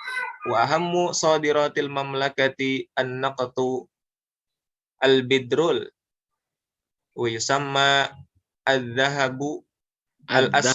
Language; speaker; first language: Arabic; non-native, learner; Indonesian